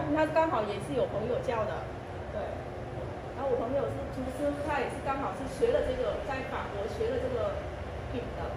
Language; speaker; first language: Chinese; non-native, fluent; Vietnamese